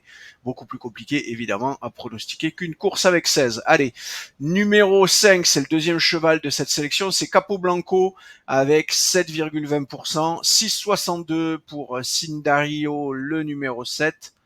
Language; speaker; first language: French; native; French